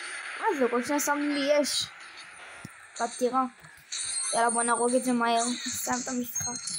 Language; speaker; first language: Hebrew; native; Hebrew